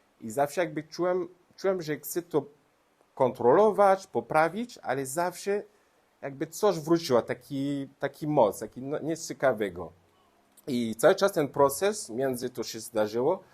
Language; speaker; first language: Polish; non-native, learner; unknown